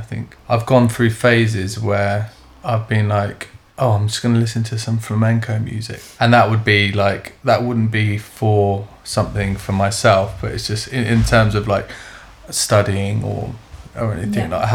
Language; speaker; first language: English; native; English